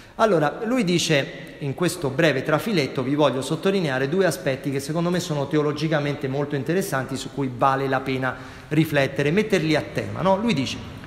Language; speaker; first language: Italian; native; Italian